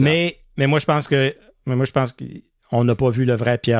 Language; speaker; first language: French; native; French